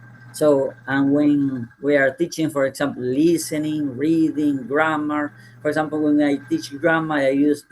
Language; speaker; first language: English; non-native, fluent; Spanish